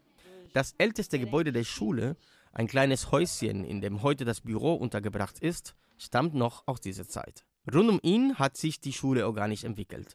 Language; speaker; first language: German; native; German